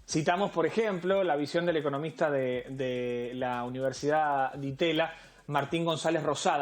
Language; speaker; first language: Spanish; native; Spanish